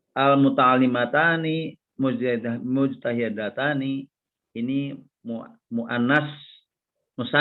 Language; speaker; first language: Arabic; non-native, learner; Indonesian